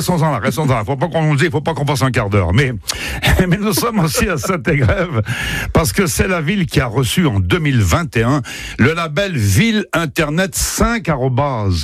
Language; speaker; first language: French; native; French